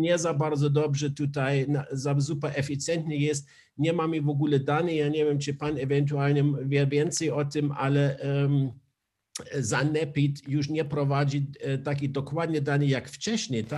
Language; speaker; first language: Polish; non-native, learner; German